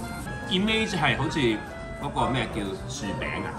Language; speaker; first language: Cantonese; non-native, fluent; Japanese